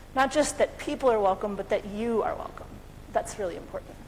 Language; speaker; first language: English; native; English